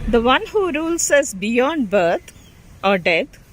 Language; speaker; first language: English; non-native, local second language; Tamil